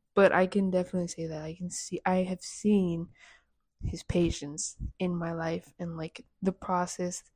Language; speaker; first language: English; early bilingual, other home language; Spanish